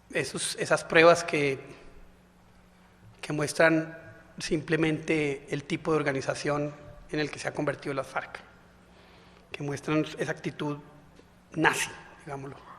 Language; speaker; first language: Spanish; native; Spanish